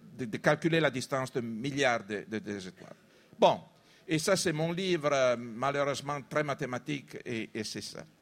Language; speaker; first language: French; non-native, fluent; Italian